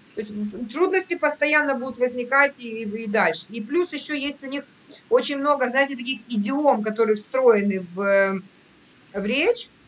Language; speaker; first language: Russian; native; Russian